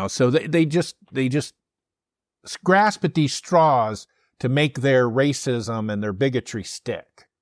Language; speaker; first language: English; native; English